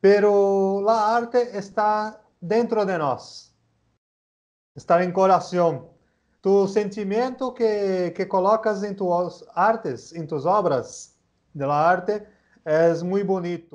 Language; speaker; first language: Spanish; non-native, learner; Portuguese